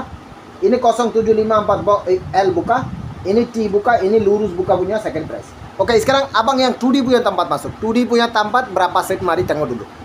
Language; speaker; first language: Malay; non-native, learner; Bangla